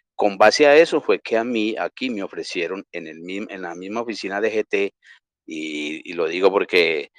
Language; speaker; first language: Spanish; native; Spanish